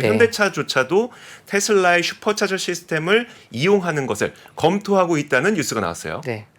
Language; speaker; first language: Korean; native; Korean